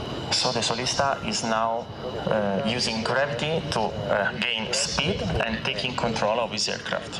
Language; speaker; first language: English; non-native, fluent; Italian